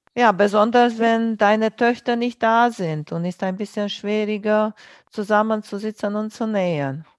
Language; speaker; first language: German; non-native, fluent; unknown